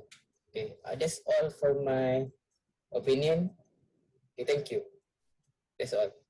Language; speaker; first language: English; non-native, local second language; Malay